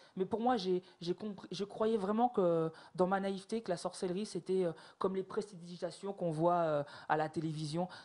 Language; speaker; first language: French; native; French